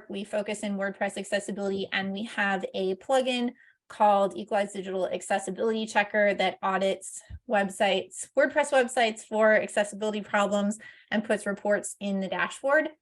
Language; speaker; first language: English; native; English